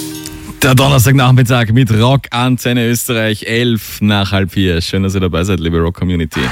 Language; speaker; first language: German; native; German